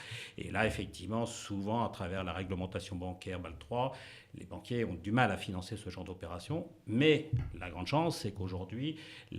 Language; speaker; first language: French; native; French